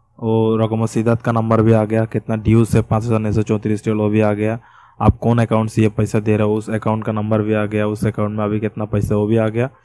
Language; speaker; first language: Hindi; non-native, fluent; Bangla